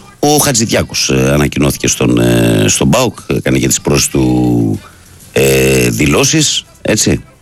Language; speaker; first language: Greek; native; Greek